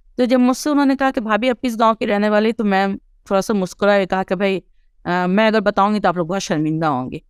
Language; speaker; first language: Urdu; early bilingual, heritage; Urdu